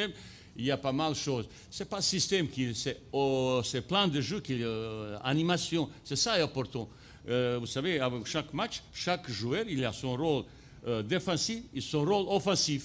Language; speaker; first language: French; non-native, fluent; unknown